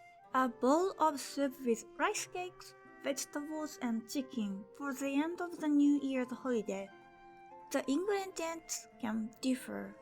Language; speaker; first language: English; non-native, fluent; Japanese